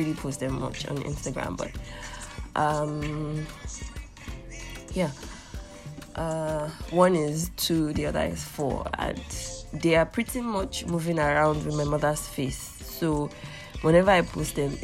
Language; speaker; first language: English; non-native, local second language; Yoruba